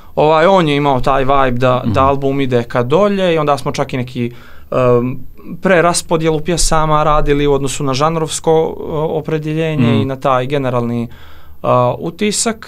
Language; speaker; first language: Serbian; native; Serbian